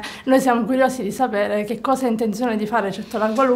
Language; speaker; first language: Italian; native; Italian